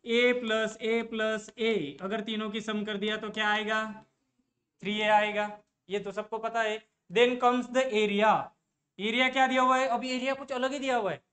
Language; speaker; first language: Hindi; non-native, local second language; Marathi